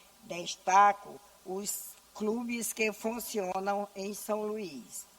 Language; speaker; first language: Portuguese; native; Portuguese